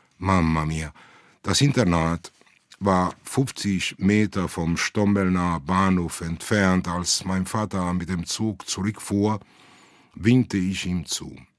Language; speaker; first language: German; non-native, fluent; Italian